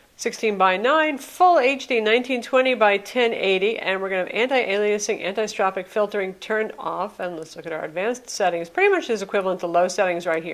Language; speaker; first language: English; native; English